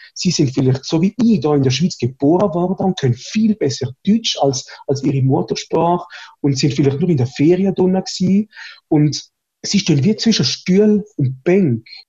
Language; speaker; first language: German; early bilingual, other home language; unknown